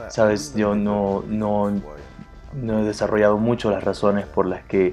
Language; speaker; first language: Spanish; non-native, fluent; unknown